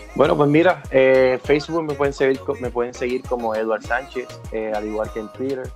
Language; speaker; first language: Spanish; native; Spanish